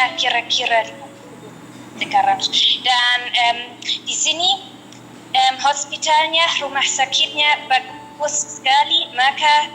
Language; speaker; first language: Indonesian; non-native, fluent; German